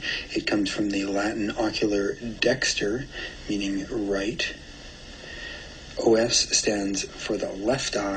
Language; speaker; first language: English; native; English